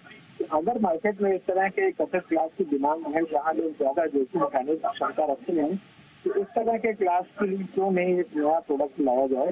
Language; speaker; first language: Hindi; native; Hindi